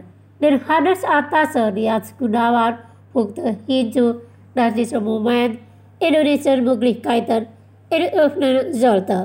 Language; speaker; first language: German; non-native, fluent; Indonesian